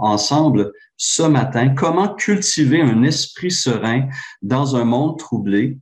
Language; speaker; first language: French; native; French